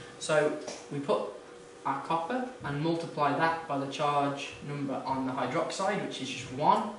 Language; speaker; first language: English; native; English